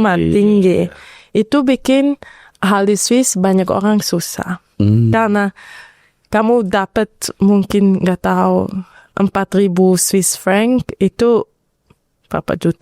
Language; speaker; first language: Indonesian; early bilingual, heritage; Indonesian